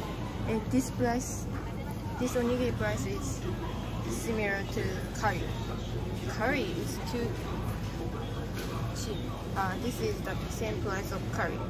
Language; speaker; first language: English; non-native, learner; Japanese